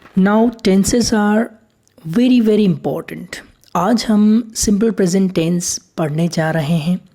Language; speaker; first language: Hindi; native; Hindi